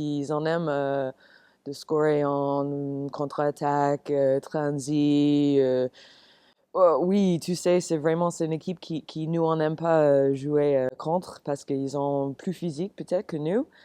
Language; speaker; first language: French; non-native, learner; English